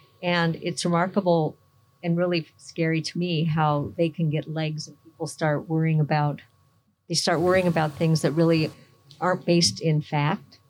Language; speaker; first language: English; native; English